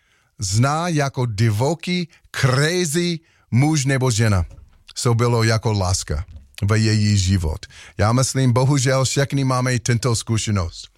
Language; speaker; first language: Czech; non-native, learner; English